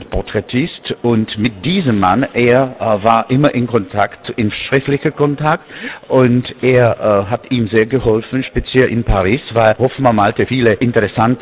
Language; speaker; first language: German; non-native, fluent; Czech